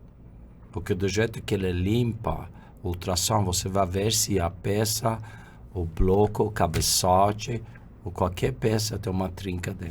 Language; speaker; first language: Portuguese; non-native, fluent; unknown